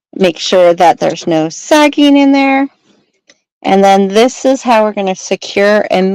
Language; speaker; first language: English; native; English